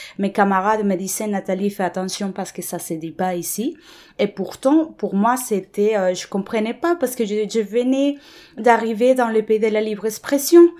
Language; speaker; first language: French; non-native, fluent; Spanish